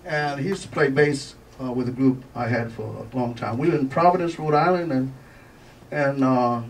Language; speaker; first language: English; native; English